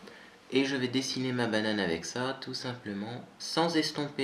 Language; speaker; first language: French; native; French